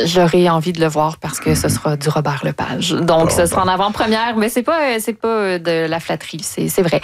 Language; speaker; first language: French; native; French